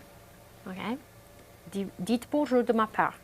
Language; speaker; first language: French; non-native, fluent; English